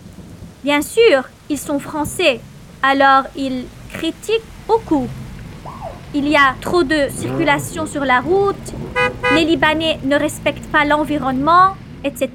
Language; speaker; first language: French; non-native, local second language; Arabic